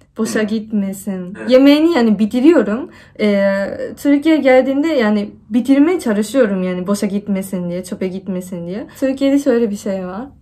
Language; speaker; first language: Turkish; non-native, fluent; Japanese